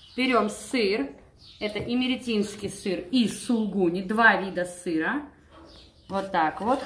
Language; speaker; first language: Russian; non-native, local second language; Georgian